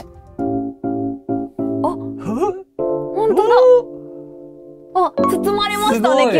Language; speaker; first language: Japanese; native; Japanese